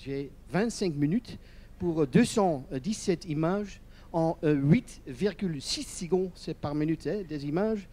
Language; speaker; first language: French; non-native, learner; Dutch